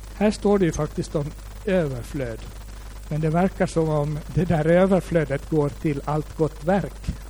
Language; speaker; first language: Swedish; native; Swedish